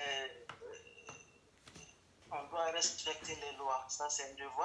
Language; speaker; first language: French; non-native, fluent; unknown